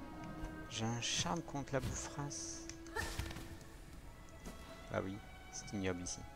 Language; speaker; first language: French; native; French